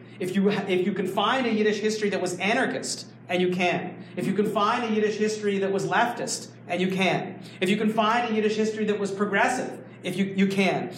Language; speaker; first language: English; native; English